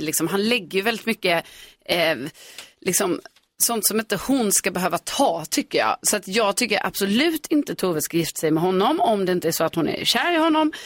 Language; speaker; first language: Swedish; native; Swedish